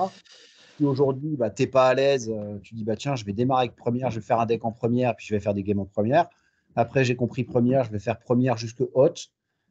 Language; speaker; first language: French; native; French